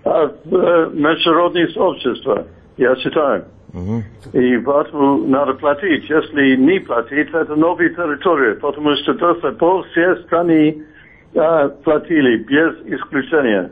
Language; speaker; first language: Russian; non-native, fluent; English